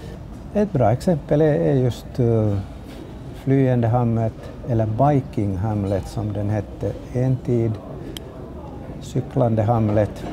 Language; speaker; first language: Swedish; native; Swedish